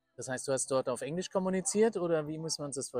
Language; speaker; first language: German; native; German